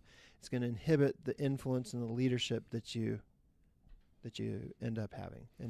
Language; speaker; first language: English; native; English